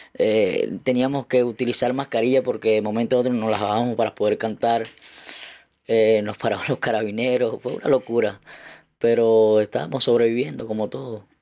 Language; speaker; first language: Spanish; native; Spanish